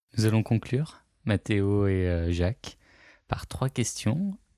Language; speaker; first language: French; native; French